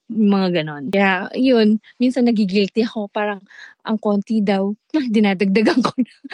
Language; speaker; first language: Filipino; non-native, local second language; Pampanga